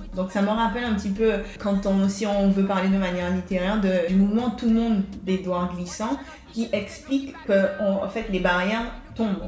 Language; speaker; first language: French; native; French